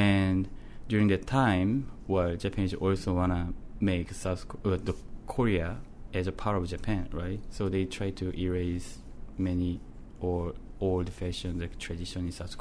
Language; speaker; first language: English; non-native, fluent; Korean